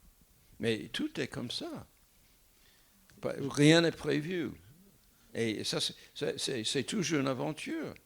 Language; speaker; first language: French; non-native, fluent; English